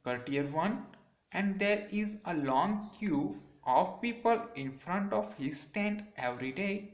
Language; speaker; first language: English; non-native, local second language; Gujarati